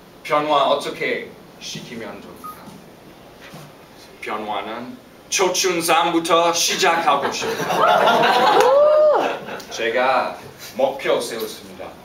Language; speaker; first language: Korean; non-native, fluent; English